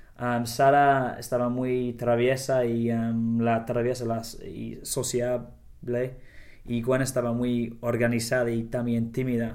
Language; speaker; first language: Spanish; non-native, learner; English